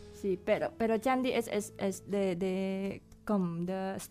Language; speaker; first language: Catalan; non-native, learner; Indonesian